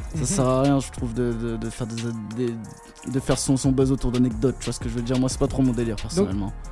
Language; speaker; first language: French; native; French